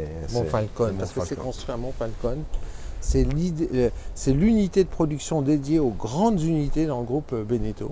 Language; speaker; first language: French; native; French